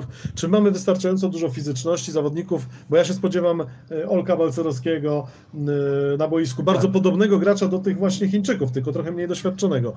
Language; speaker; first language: Polish; native; Polish